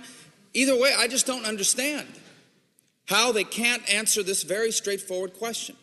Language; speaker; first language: English; native; English